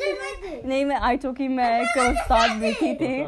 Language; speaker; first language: Hindi; non-native, learner; English